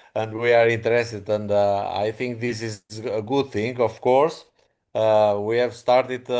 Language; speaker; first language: English; non-native, fluent; Albanian